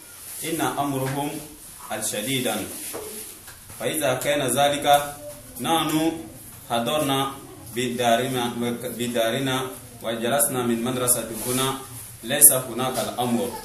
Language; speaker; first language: Arabic; non-native, learner; Dyula